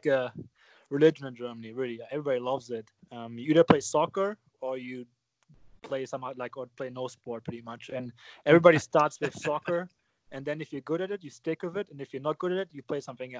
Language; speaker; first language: English; non-native, fluent; German